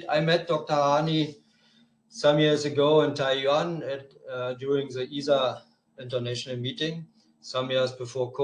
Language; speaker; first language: English; non-native, fluent; German